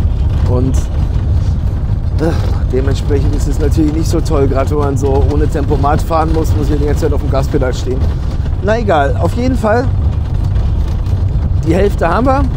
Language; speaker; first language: German; native; German